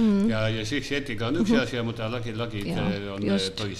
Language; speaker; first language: Finnish; non-native, learner; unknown